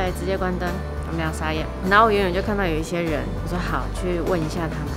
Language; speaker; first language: Chinese; native; Chinese